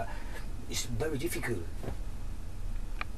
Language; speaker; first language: English; non-native, learner; Spanish